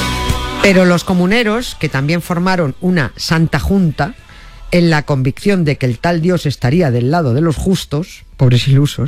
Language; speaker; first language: Spanish; native; Spanish